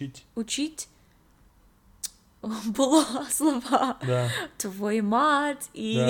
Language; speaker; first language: Russian; non-native, learner; English